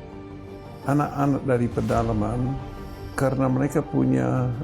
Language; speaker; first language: Indonesian; non-native, fluent; English